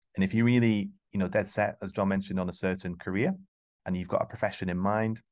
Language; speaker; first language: English; native; English